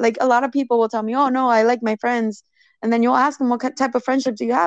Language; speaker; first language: English; early bilingual, other home language; Spanish